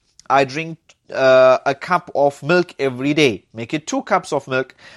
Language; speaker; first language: English; native; English